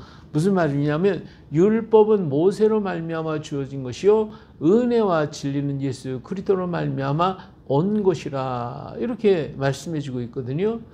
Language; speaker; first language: Korean; native; Korean